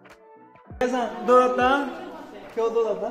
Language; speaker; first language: Japanese; non-native, learner; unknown